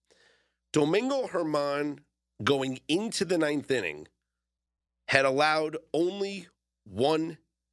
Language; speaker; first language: English; native; English